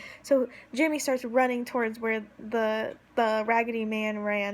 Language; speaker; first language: English; native; English